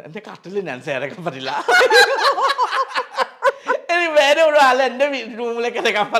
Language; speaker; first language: Malayalam; non-native, fluent; Assamese